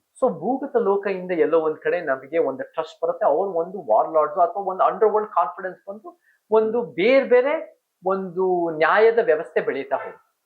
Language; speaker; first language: Kannada; early bilingual, heritage; Kannada